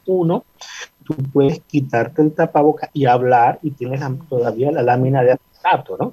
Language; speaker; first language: Spanish; native; Spanish